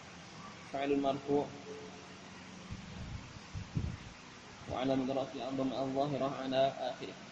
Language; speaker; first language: Arabic; non-native, fluent; Indonesian